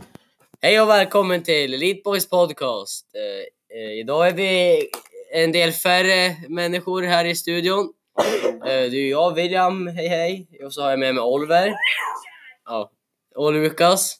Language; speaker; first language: Swedish; native; Swedish